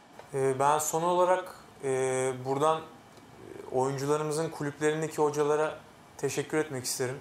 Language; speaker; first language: Turkish; native; Turkish